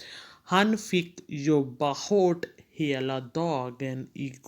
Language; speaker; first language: Swedish; non-native, fluent; Urdu